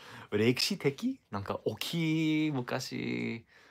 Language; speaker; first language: Japanese; non-native, learner; English